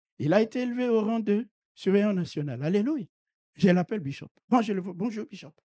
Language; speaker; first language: French; non-native, local second language; Lingala